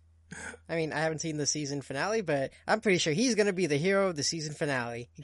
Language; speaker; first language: English; non-native, fluent; Portuguese